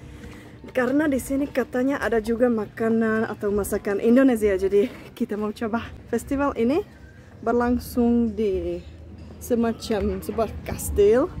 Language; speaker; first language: Indonesian; non-native, fluent; Czech